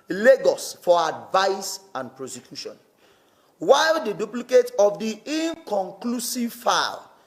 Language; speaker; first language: English; non-native, local second language; Yoruba